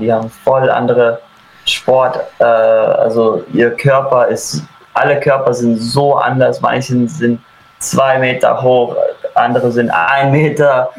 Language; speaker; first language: German; early bilingual, heritage; German